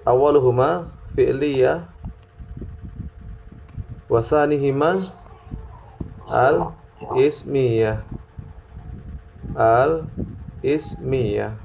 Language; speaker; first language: Arabic; non-native, fluent; Indonesian